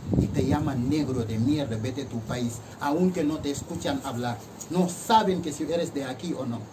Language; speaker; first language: Spanish; non-native, fluent; Wolof